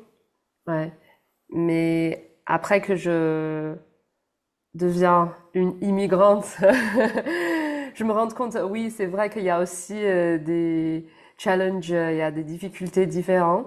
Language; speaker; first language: French; non-native, fluent; Chinese